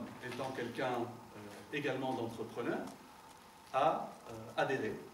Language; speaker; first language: French; non-native, local second language; Arabic